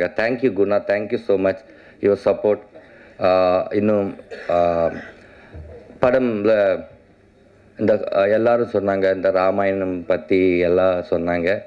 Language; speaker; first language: Tamil; non-native, learner; Telugu